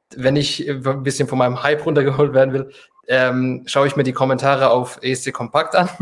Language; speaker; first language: German; non-native, fluent; Spanish